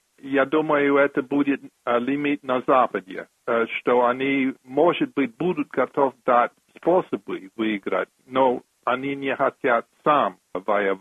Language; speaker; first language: Russian; non-native, fluent; English